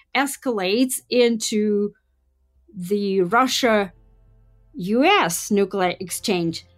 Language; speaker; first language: English; non-native, fluent; Russian